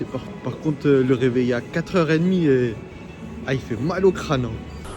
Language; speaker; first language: French; native; French